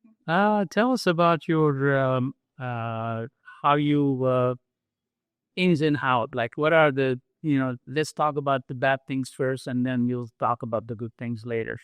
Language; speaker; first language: English; non-native, fluent; Turkish